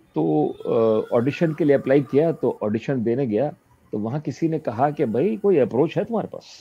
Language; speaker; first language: Hindi; native; Hindi